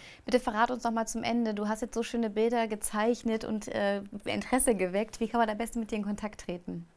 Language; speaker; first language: German; native; German